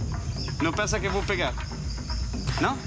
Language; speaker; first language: Portuguese; non-native, learner; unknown